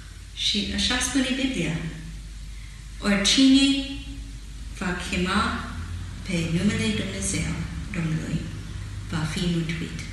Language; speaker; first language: Romanian; non-native, fluent; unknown